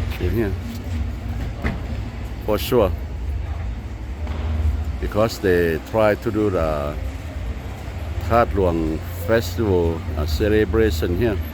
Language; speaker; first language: English; non-native, learner; Lao